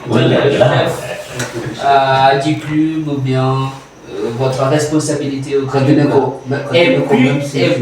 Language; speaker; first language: French; non-native, learner; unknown